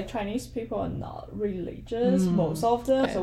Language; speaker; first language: English; non-native, fluent; Chinese